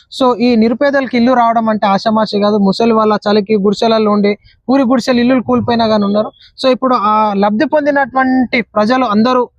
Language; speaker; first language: Telugu; native; Telugu